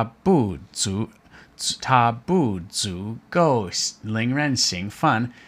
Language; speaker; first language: Chinese; non-native, fluent; English